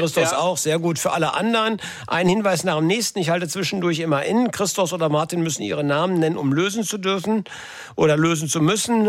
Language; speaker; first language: German; native; German